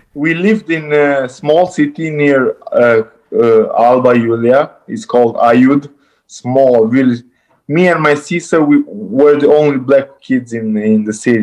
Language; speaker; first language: English; non-native, fluent; Romanian